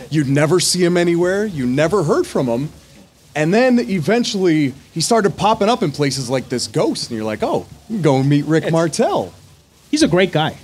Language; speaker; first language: English; native; English